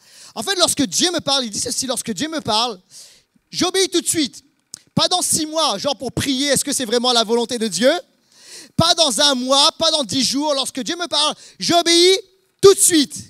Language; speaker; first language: French; native; French